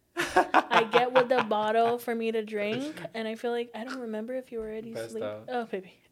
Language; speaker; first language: English; non-native, fluent; Portuguese